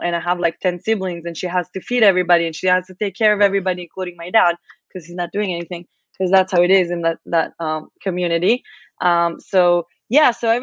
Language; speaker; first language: English; non-native, fluent; Hebrew